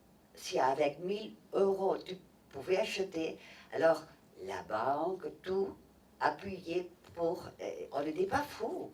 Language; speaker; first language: French; non-native, fluent; Catalan